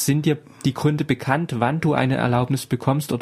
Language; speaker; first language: German; native; German